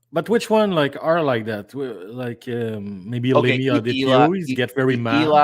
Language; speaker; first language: English; non-native, fluent; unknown